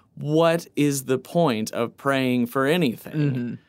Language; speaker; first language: English; native; English